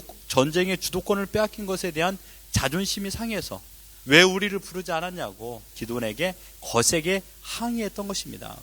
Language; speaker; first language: Korean; native; Korean